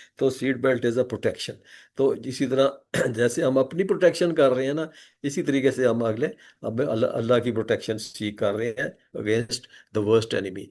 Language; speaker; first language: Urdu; native; Urdu